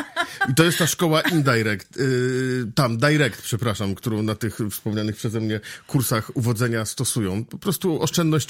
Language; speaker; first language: Polish; native; Polish